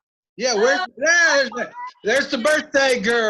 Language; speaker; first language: English; native; English